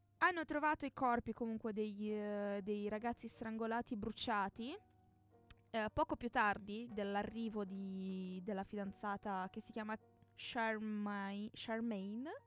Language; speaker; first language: Italian; native; Italian